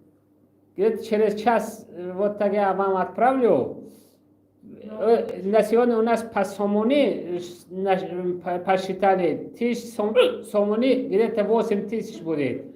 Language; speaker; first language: Russian; non-native, local second language; Tajik